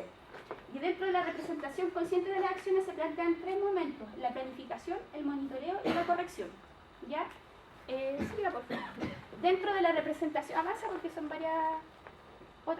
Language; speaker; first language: Spanish; native; Spanish